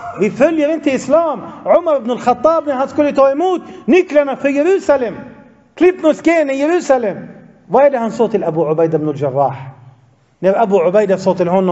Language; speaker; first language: Swedish; non-native, fluent; Arabic